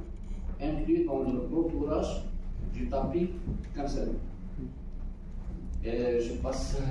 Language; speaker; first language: French; non-native, local second language; Arabic